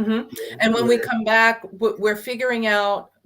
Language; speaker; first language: English; native; English